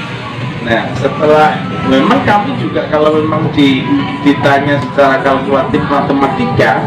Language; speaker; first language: Indonesian; native; Indonesian